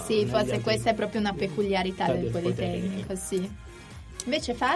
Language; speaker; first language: Italian; native; Italian